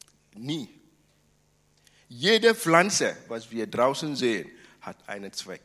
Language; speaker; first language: German; non-native, fluent; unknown